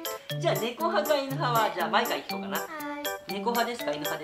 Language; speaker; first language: Japanese; native; Japanese